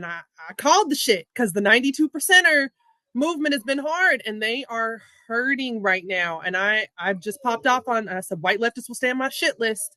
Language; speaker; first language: English; native; English